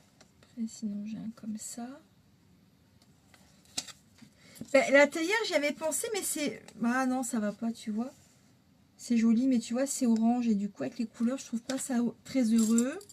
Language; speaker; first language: French; native; French